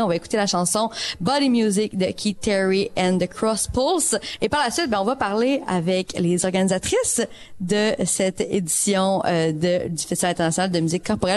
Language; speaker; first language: French; native; French